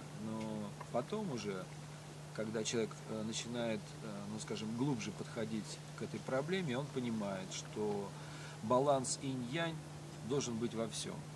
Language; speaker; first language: Russian; native; Russian